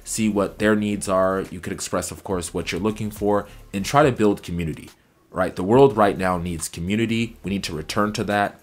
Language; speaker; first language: English; native; English